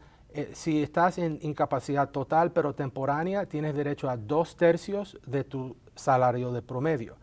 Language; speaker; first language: Spanish; native; Spanish